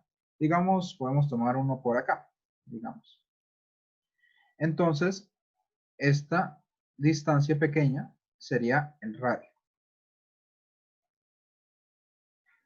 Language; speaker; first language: Spanish; native; Spanish